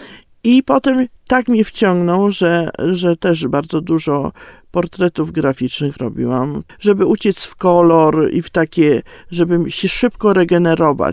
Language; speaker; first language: Polish; native; Polish